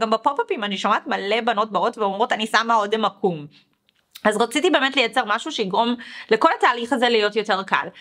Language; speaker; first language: Hebrew; early bilingual, other home language; English